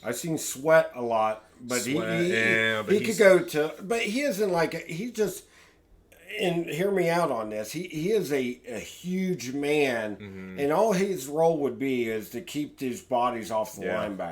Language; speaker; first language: English; native; English